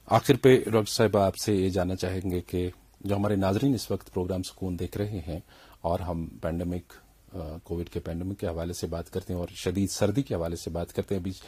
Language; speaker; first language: Hindi; non-native, local second language; Kashmiri